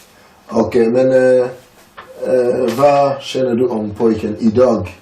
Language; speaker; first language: Swedish; non-native, learner; French